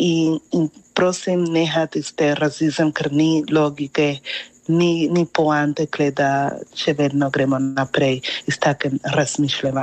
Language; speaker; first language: Slovenian; non-native, fluent; Spanish